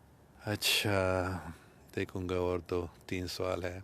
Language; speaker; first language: Urdu; non-native, fluent; English